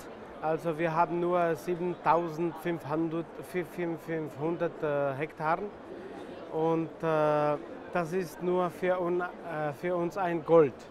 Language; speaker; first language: German; non-native, fluent; Czech